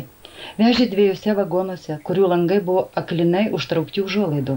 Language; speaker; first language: Lithuanian; native; Lithuanian